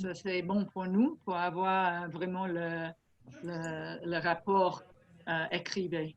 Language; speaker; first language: French; non-native, fluent; English